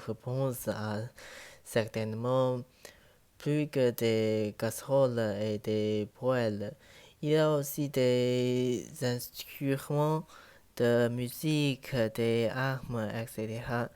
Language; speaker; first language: French; non-native, learner; Chinese